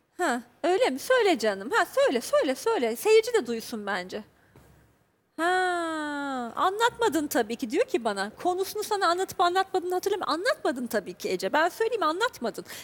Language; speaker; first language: Turkish; native; Turkish